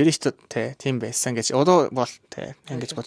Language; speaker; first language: Mongolian; non-native, learner; Japanese